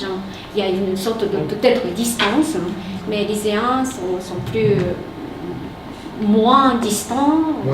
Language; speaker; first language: French; non-native, fluent; Japanese